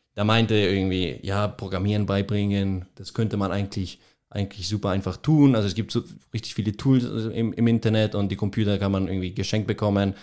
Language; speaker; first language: German; non-native, fluent; Spanish